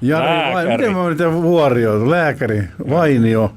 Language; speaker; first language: Finnish; native; Finnish